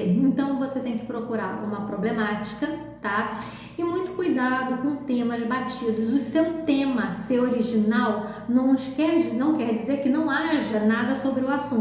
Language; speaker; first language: Portuguese; native; Portuguese